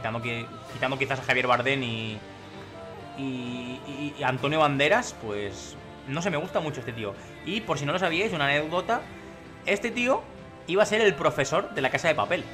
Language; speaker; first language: Spanish; native; Spanish